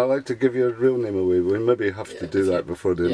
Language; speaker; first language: English; native; English